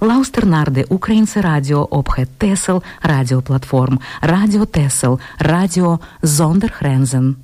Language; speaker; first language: Ukrainian; native; Ukrainian